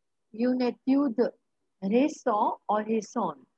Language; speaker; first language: French; non-native, fluent; Marathi